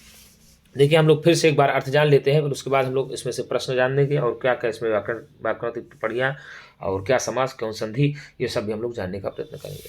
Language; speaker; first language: Hindi; native; Hindi